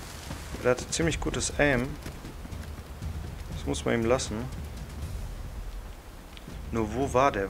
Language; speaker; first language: German; native; German